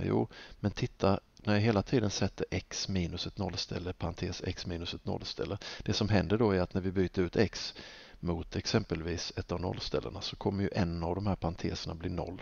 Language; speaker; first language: Swedish; native; Swedish